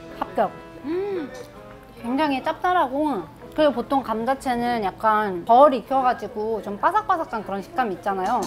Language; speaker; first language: Korean; non-native, fluent; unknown